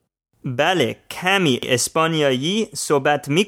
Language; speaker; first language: Persian; non-native, learner; English